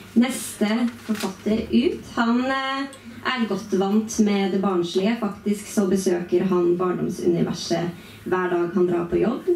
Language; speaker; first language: Norwegian; native; Norwegian